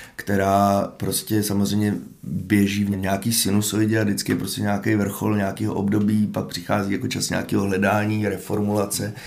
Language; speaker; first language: Czech; native; Czech